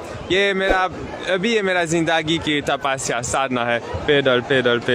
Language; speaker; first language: Hindi; non-native, learner; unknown